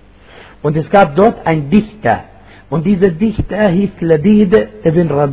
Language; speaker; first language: German; non-native, fluent; Arabic